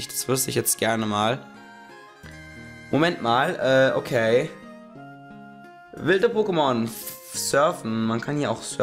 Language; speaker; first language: German; native; German